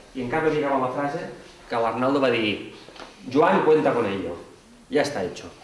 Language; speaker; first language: Spanish; non-native, local second language; Catalan